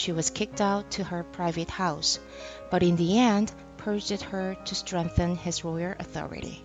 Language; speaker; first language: English; non-native, fluent; Korean